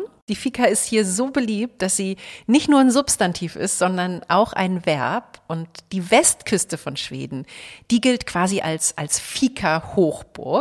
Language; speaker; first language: German; native; German